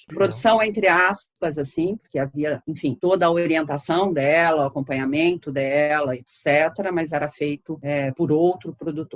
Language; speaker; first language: Portuguese; native; Portuguese